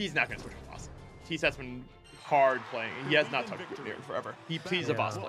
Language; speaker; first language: English; native; English